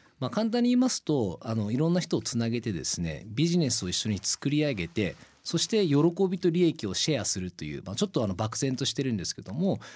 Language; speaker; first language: Japanese; native; Japanese